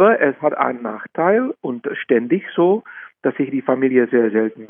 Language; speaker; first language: German; non-native, fluent; Czech